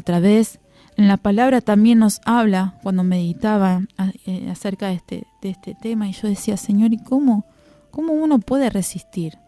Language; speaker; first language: Spanish; native; Spanish